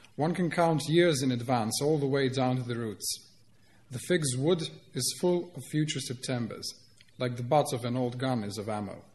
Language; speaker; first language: English; non-native, fluent; Croatian